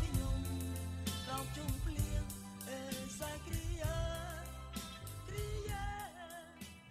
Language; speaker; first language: French; early bilingual, other home language; Khmer